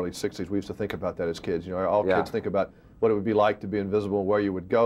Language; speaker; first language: English; native; English